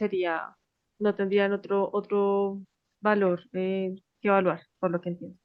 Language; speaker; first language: Spanish; native; Spanish